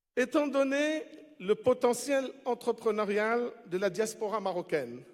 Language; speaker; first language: French; non-native, local second language; Arabic